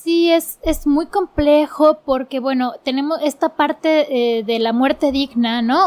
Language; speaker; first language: Spanish; native; Spanish